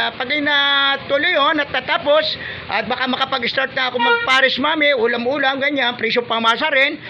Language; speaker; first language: Filipino; native; Filipino